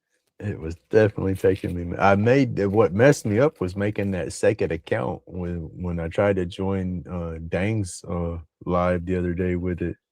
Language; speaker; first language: English; native; English